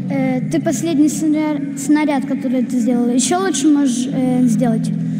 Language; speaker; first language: Russian; early bilingual, heritage; Russian